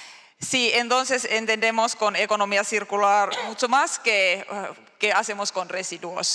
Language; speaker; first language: Spanish; non-native, learner; Finnish